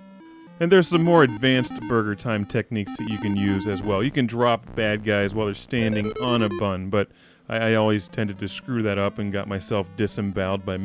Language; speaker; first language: English; native; English